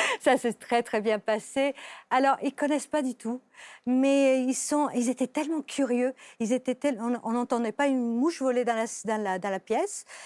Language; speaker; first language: French; non-native, fluent; Italian